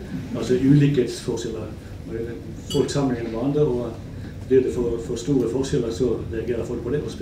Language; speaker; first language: Norwegian; native; Norwegian